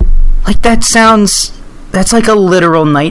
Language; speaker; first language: English; native; English